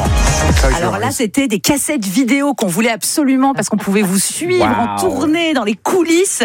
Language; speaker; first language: French; native; French